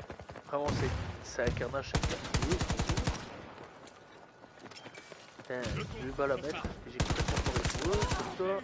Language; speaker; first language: French; native; French